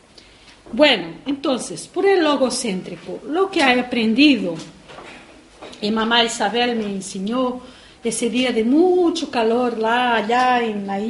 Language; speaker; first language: Spanish; non-native, fluent; Portuguese